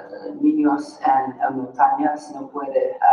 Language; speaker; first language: Spanish; non-native, fluent; English